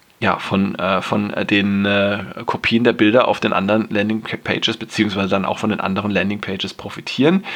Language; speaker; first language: German; native; German